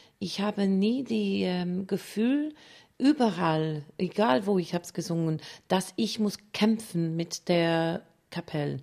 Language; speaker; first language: German; non-native, fluent; English